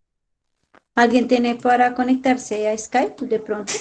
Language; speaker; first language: Spanish; native; Spanish